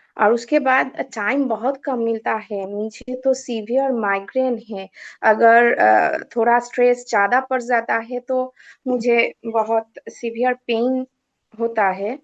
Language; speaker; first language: Hindi; non-native, local second language; Bangla